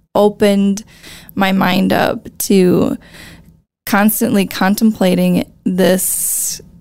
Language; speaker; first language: English; native; English